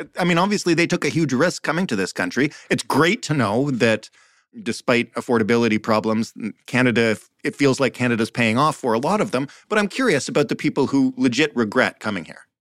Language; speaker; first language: English; native; English